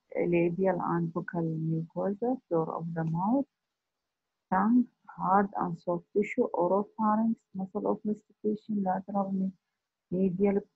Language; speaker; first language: English; non-native, fluent; Arabic